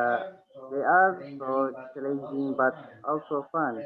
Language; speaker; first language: English; non-native, learner; Indonesian